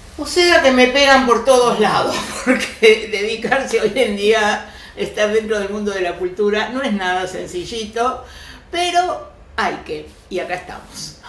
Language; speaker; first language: Spanish; early bilingual, other home language; Yiddish